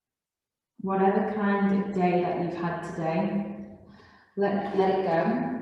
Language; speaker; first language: English; native; English